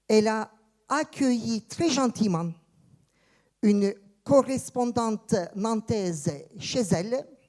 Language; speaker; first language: French; non-native, fluent; Turkish